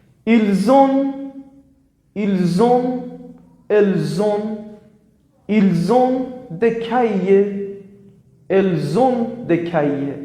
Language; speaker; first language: French; non-native, learner; Persian